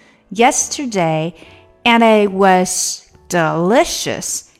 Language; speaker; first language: English; non-native, fluent; Chinese